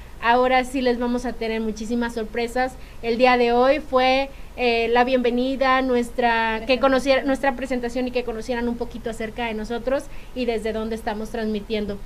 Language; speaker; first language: Spanish; native; Spanish